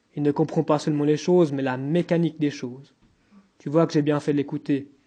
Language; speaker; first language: French; native; French